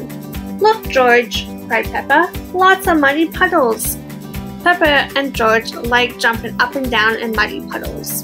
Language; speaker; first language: English; native; English